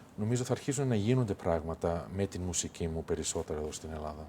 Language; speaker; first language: Greek; early bilingual, heritage; Greek